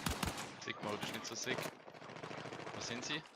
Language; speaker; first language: German; native; German